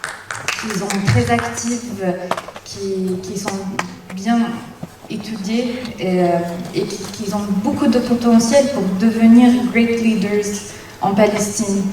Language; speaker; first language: French; non-native, fluent; Arabic